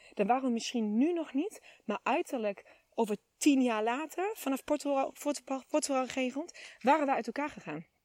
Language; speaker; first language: Dutch; native; Dutch